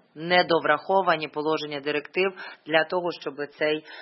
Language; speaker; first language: Ukrainian; native; Ukrainian